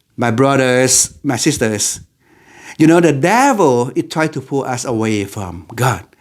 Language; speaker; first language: English; non-native, learner; Lao